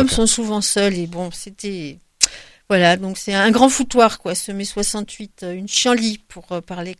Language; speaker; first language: French; native; French